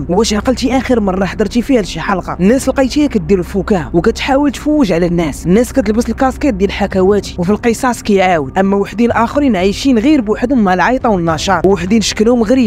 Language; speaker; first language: Arabic; native; Arabic